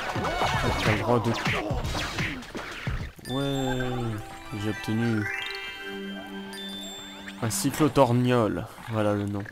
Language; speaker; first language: French; native; French